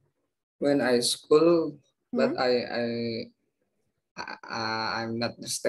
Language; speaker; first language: English; non-native, learner; Indonesian